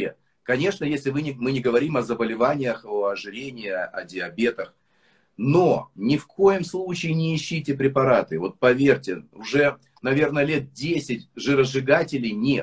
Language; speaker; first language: Russian; native; Russian